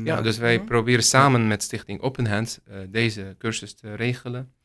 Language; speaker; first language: Dutch; non-native, learner; Arabic